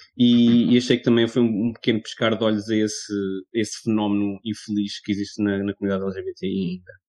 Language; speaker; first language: Portuguese; native; Portuguese